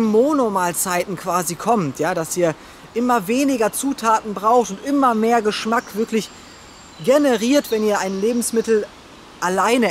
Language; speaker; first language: German; native; German